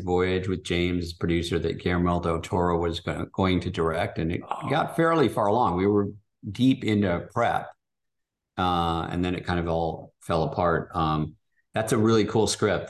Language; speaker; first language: English; native; English